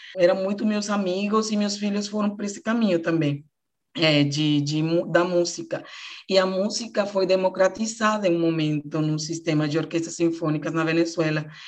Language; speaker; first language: Portuguese; non-native, fluent; Spanish